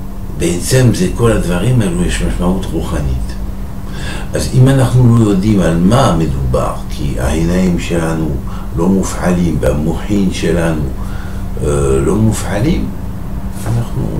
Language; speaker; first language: Hebrew; non-native, fluent; French